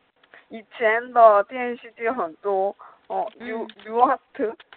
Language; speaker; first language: Chinese; non-native, learner; Korean